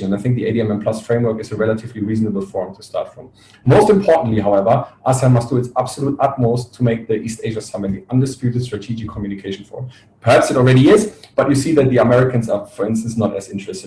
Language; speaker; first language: English; non-native, fluent; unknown